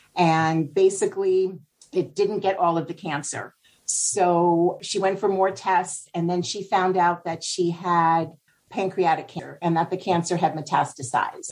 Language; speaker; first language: English; native; English